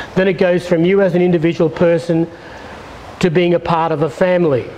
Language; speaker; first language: English; native; English